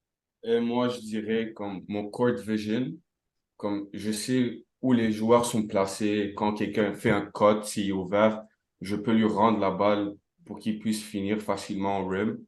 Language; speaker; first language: French; non-native, local second language; Arabic